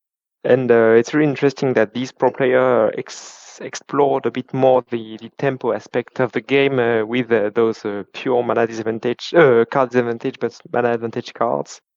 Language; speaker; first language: English; non-native, fluent; French